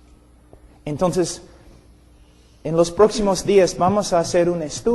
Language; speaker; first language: Spanish; non-native, fluent; English